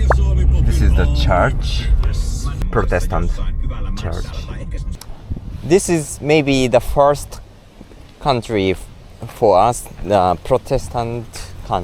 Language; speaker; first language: English; non-native, learner; Japanese